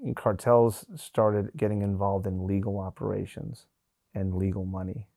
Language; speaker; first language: English; non-native, fluent; Spanish